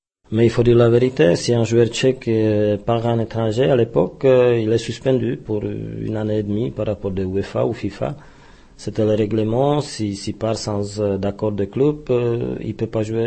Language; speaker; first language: French; non-native, fluent; Czech